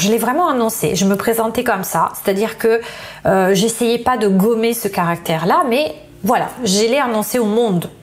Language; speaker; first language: French; non-native, fluent; Italian